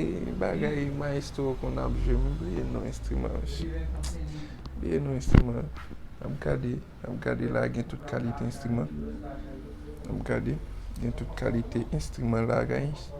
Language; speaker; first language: French; non-native, learner; Haitian Creole